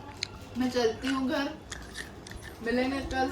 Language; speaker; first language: Hindi; non-native, local second language; Kannada